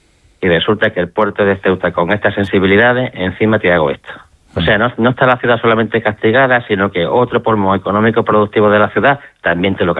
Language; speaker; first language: Spanish; native; Spanish